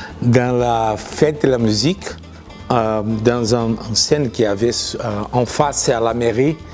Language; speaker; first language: French; non-native, fluent; Portuguese